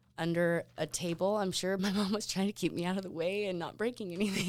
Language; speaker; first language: English; native; English